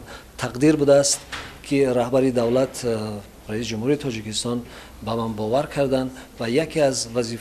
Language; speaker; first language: Persian; native; Persian